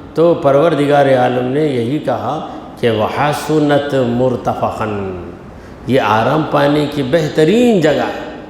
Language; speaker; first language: Urdu; native; Urdu